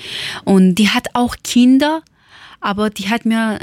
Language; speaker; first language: German; non-native, learner; Persian